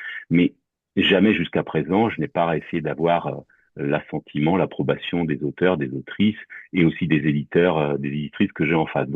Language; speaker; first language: French; native; French